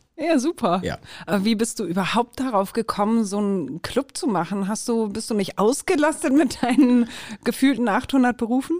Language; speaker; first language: German; native; German